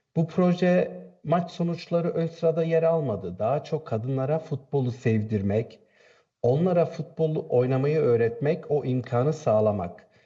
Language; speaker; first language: Turkish; native; Turkish